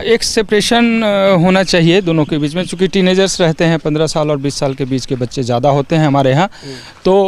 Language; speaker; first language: Hindi; native; Hindi